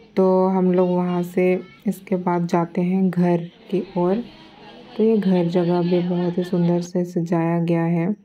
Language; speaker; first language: Hindi; non-native, local second language; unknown